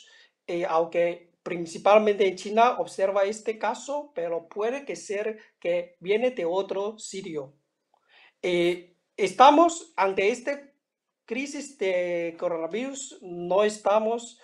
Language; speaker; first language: Spanish; non-native, fluent; Chinese